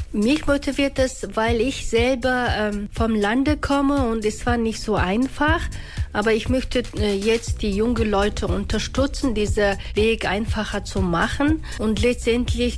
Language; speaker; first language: German; non-native, fluent; Mongolian